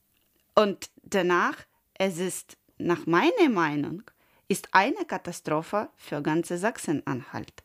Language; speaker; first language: German; non-native, learner; Ukrainian